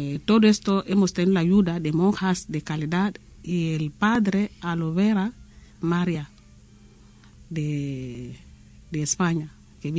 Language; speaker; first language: Spanish; non-native, learner; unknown